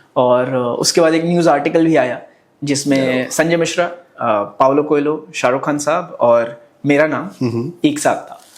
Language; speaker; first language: Hindi; non-native, local second language; Bhojpuri